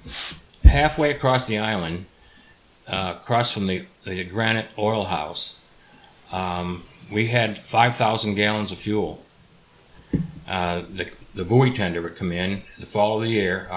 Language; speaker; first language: English; native; English